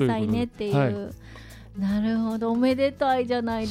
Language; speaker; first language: Japanese; native; Japanese